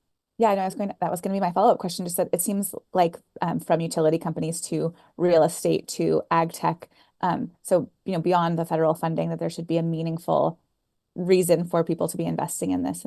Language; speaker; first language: English; native; English